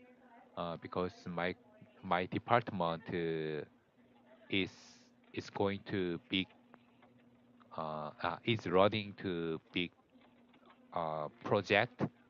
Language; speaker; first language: English; non-native, learner; Korean